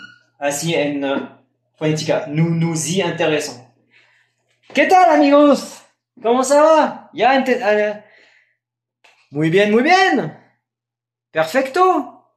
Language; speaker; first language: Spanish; non-native, fluent; French